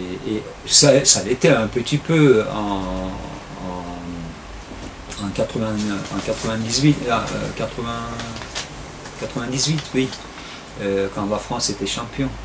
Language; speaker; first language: French; non-native, fluent; Turkish